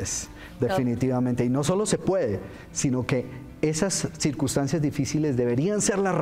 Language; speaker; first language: Spanish; native; Spanish